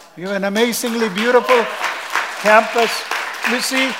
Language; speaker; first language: English; non-native, local second language; Malayalam